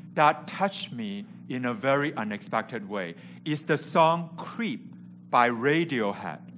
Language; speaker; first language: English; non-native, local second language; Cantonese